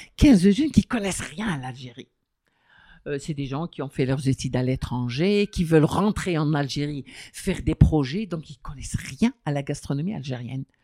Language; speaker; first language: French; non-native, local second language; Arabic